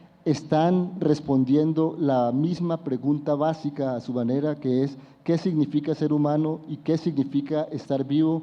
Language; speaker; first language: Spanish; native; Spanish